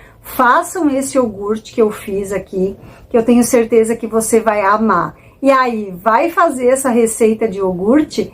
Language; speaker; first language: Portuguese; native; Portuguese